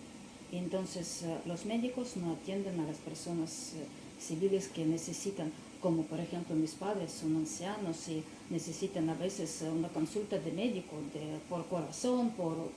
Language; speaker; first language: Spanish; non-native, learner; Russian